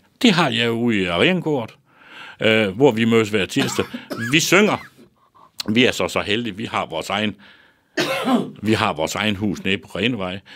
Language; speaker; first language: Danish; native; Danish